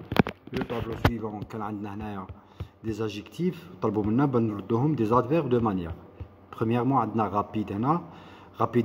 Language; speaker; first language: French; non-native, local second language; Arabic